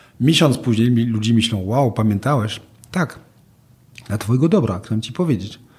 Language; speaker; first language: Polish; non-native, fluent; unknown